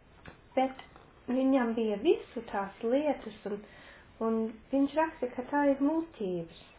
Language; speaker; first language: Latvian; non-native, local second language; Russian